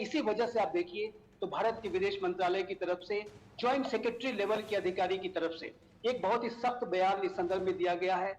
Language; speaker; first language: Hindi; native; Hindi